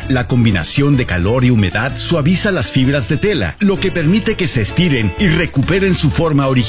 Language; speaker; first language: Spanish; native; Spanish